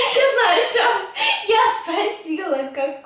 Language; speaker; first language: Russian; native; Russian